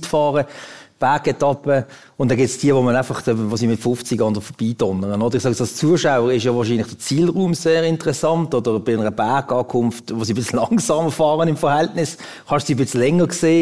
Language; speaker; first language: German; native; German